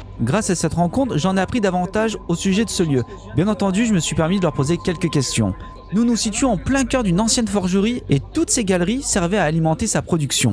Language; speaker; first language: French; native; French